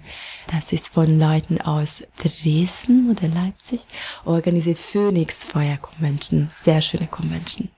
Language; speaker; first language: German; non-native, fluent; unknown